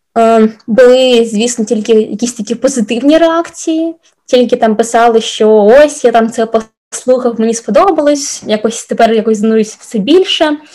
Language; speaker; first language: Ukrainian; non-native, local second language; Russian